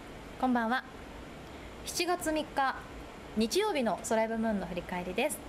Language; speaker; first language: Japanese; native; Japanese